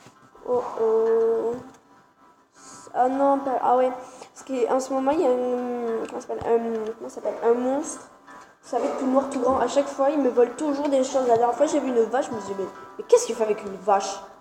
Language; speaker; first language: French; native; French